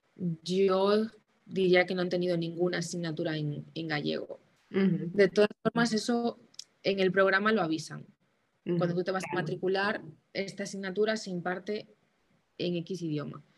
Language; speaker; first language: Spanish; native; Spanish